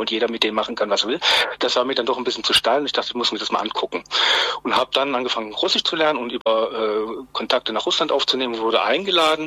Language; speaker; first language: German; native; German